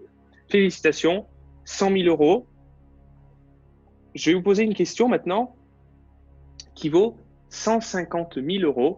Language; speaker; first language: French; native; French